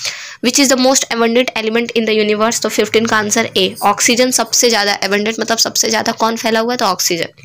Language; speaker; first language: Hindi; native; Hindi